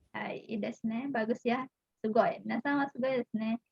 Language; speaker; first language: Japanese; non-native, fluent; Indonesian